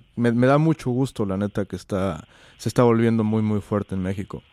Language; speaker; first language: Spanish; native; Spanish